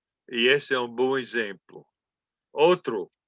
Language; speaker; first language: Portuguese; non-native, fluent; English